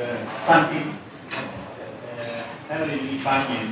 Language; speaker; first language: Chinese; non-native, learner; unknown